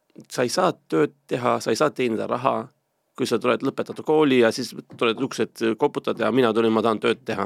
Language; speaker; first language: Estonian; non-native, fluent; Turkish